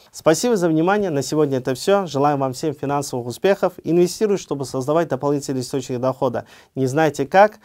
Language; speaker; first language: Russian; non-native, local second language; Uzbek